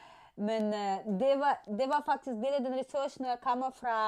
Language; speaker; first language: Danish; non-native, fluent; Russian